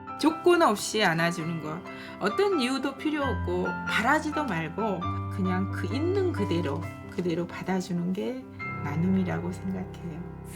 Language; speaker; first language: Korean; native; Korean